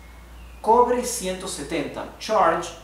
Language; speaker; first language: English; non-native, fluent; Spanish